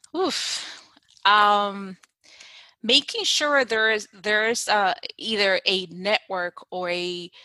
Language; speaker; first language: English; non-native, fluent; Spanish